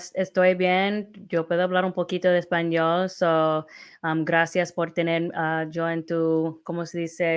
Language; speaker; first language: Spanish; non-native, learner; English